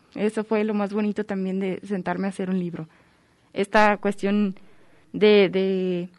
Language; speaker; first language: Spanish; native; Spanish